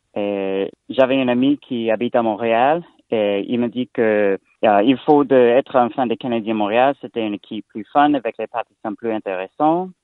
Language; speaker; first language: French; non-native, learner; English